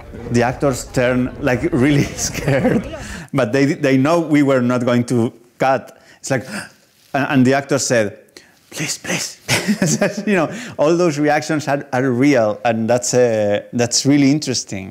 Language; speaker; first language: English; non-native, fluent; Spanish